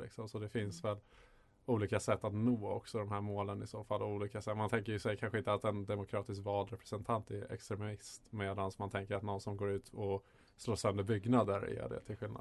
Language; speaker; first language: Swedish; native; Swedish